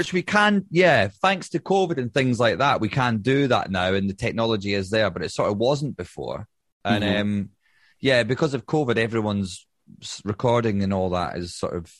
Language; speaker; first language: English; native; English